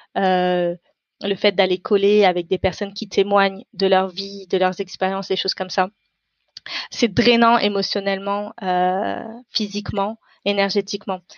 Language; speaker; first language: French; non-native, local second language; Tamil